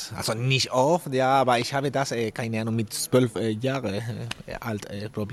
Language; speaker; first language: German; non-native, learner; Spanish